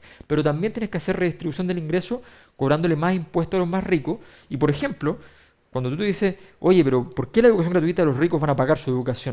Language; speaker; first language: Spanish; native; Spanish